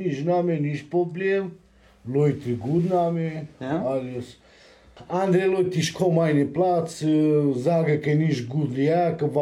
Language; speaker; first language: German; non-native, learner; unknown